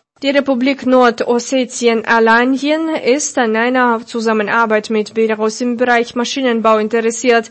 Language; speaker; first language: German; non-native, fluent; Russian